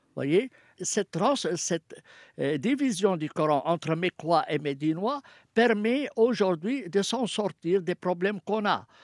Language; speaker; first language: French; non-native, fluent; Arabic